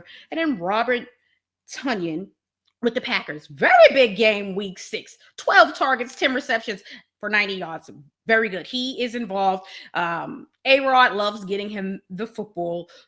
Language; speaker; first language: English; native; English